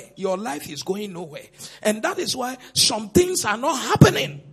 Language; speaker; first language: English; non-native, local second language; Akan